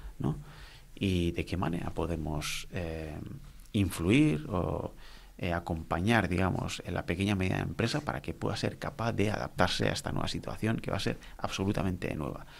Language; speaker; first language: Spanish; non-native, local second language; Basque